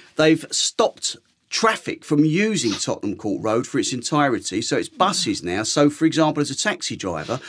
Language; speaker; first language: English; native; English